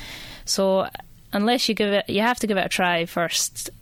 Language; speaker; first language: English; native; English